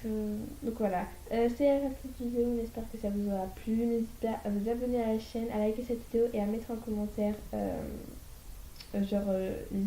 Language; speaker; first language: French; native; French